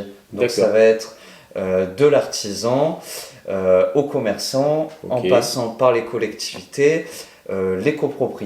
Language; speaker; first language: French; native; French